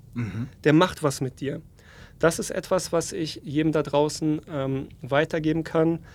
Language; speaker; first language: German; early bilingual, other home language; Polish